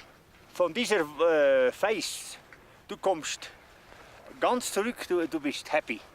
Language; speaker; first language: German; non-native, learner; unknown